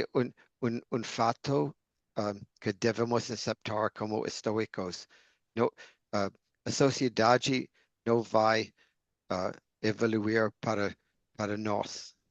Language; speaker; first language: Portuguese; non-native, fluent; English